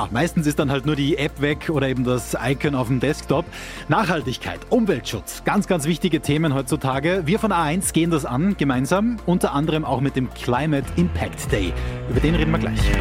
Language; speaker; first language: German; native; German